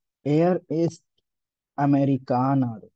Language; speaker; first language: German; non-native, learner; Hindi